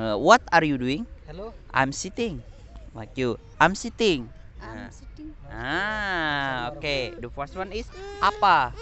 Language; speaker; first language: English; non-native, learner; Indonesian